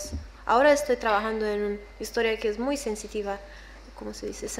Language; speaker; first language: Spanish; non-native, learner; English